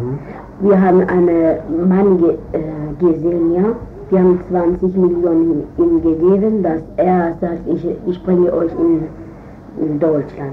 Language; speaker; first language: German; non-native, learner; Kurdish